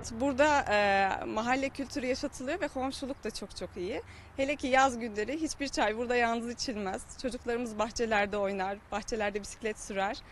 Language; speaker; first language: Turkish; native; Turkish